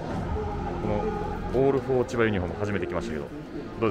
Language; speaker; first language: Japanese; native; Japanese